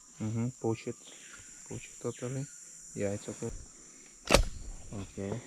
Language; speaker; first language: English; non-native, learner; Spanish